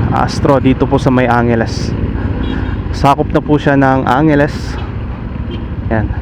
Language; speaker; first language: Filipino; native; Filipino